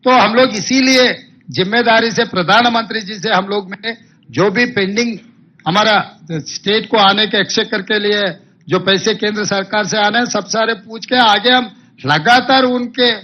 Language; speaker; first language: Hindi; non-native, local second language; Telugu